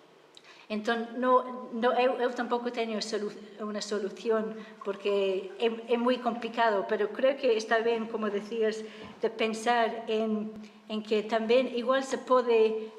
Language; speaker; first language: Galician; non-native, fluent; English